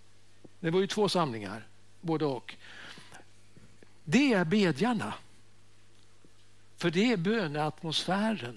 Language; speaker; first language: Swedish; native; Swedish